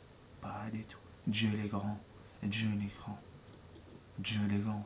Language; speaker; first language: French; non-native, learner; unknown